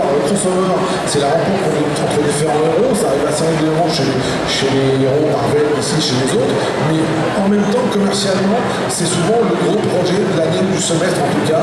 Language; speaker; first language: French; native; French